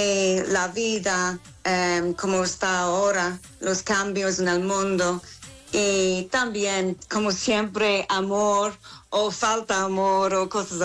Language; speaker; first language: Spanish; non-native, learner; English